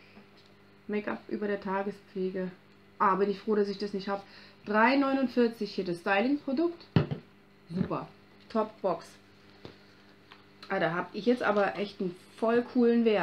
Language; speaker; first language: German; native; German